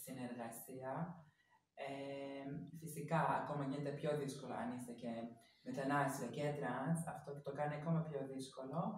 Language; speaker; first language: Greek; non-native, fluent; Arabic